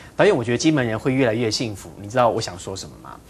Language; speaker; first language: Chinese; native; Chinese